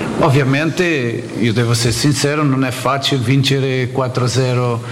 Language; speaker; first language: Italian; non-native, fluent; Portuguese